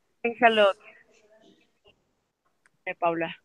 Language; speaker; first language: English; non-native, fluent; Spanish